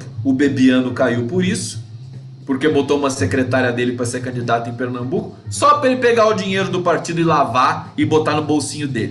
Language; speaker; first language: Portuguese; native; Portuguese